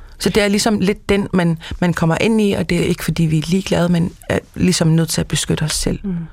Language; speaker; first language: Danish; non-native, local second language; Kalaallisut